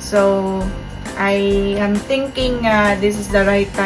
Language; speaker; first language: English; non-native, local second language; Cebuano